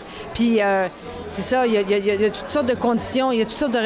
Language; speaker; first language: French; native; French